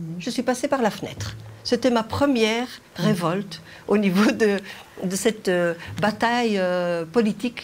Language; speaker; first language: French; early bilingual, other home language; Arabic